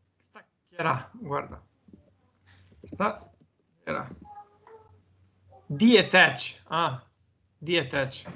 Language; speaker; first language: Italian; non-native, learner; Slovenian